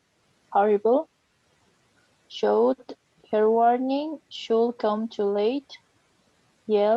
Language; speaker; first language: English; non-native, learner; Spanish